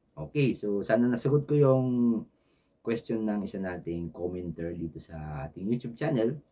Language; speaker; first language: Filipino; native; Filipino